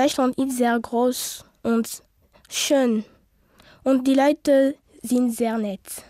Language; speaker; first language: German; non-native, learner; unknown